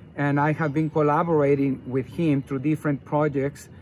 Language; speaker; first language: English; non-native, fluent; Spanish